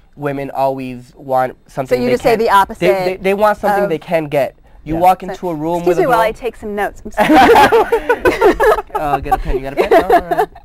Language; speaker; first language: English; native; English